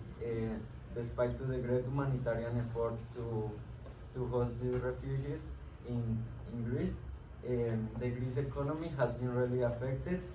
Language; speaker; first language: English; non-native, learner; Spanish